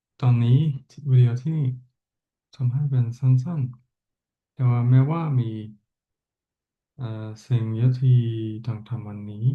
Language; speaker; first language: Thai; non-native, learner; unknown